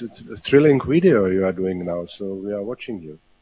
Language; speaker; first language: English; non-native, fluent; Czech